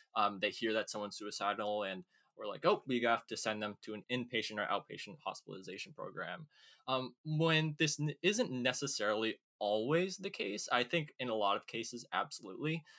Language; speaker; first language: English; native; English